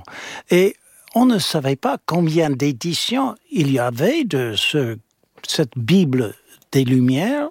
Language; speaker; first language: French; non-native, fluent; English